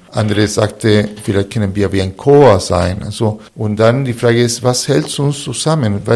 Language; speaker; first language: German; non-native, fluent; Spanish